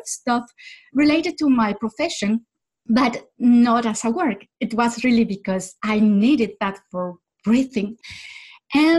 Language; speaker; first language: English; non-native, fluent; Spanish